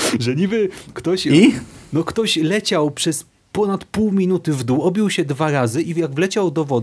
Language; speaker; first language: Polish; native; Polish